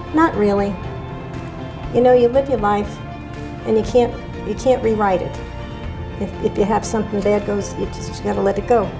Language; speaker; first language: English; native; English